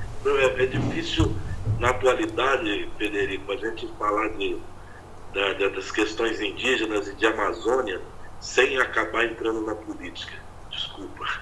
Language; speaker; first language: Portuguese; native; Portuguese